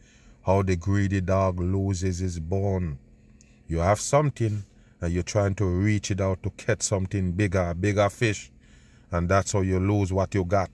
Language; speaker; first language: English; native; English